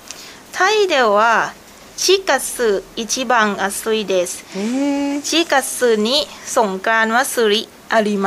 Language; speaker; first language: Japanese; non-native, learner; Thai